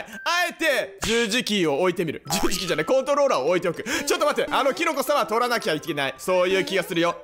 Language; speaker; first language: Japanese; native; Japanese